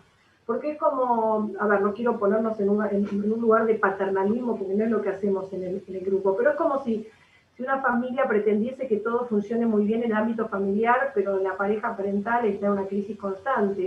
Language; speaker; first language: Spanish; native; Spanish